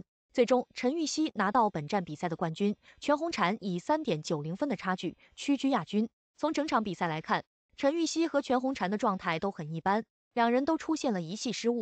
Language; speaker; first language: Chinese; native; Chinese